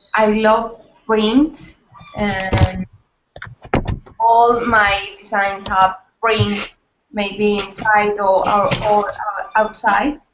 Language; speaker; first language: English; non-native, learner; Spanish